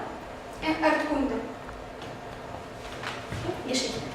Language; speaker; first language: German; non-native, learner; Russian